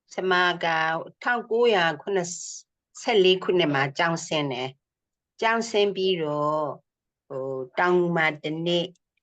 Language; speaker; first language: Burmese; non-native, local second language; S'gaw Karen